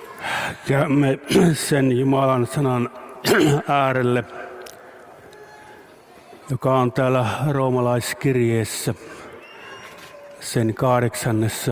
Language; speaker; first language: Finnish; native; Finnish